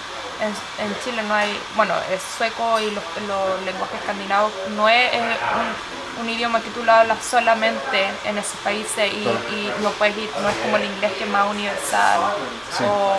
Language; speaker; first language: Spanish; early bilingual, heritage; Swedish